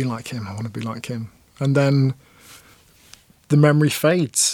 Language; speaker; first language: English; native; English